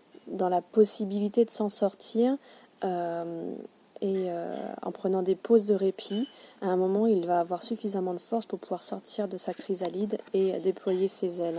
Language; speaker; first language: French; native; French